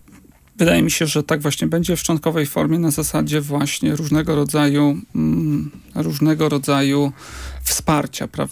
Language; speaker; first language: Polish; native; Polish